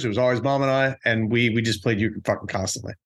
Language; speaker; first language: English; native; English